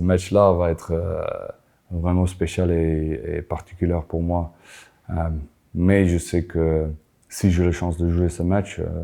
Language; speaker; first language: French; non-native, fluent; Afrikaans